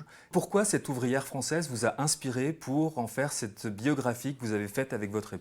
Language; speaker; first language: French; native; French